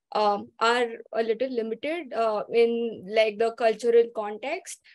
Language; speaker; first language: English; non-native, local second language; Marathi